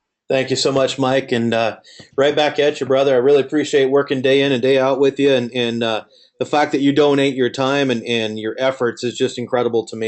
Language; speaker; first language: English; native; English